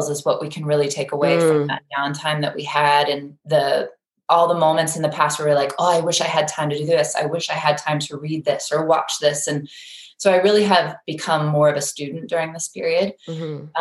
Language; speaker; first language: English; native; English